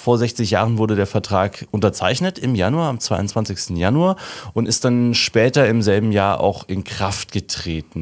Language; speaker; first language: German; native; German